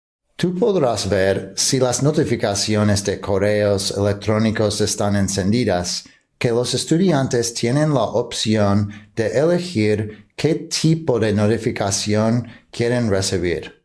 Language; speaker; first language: Spanish; non-native, fluent; English